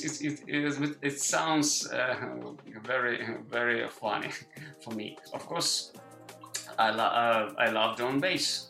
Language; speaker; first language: English; non-native, learner; Ukrainian